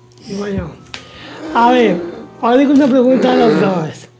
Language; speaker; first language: Spanish; native; Spanish